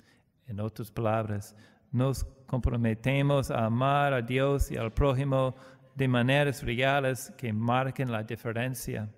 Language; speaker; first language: Spanish; non-native, learner; English